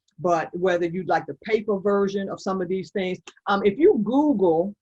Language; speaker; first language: English; native; English